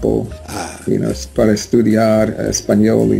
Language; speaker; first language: Spanish; non-native, learner; English